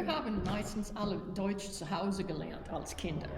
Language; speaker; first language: German; early bilingual, heritage; German